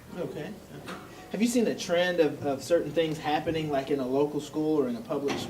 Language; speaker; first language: English; native; English